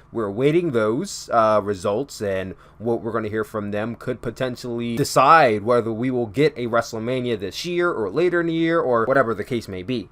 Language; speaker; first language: English; native; English